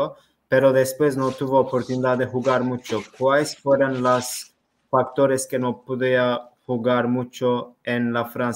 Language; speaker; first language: Spanish; non-native, learner; Turkish